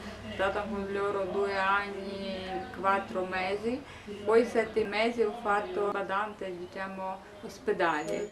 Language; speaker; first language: Italian; non-native, learner; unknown